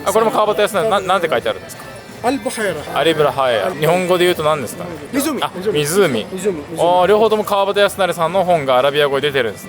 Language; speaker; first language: Japanese; native; Japanese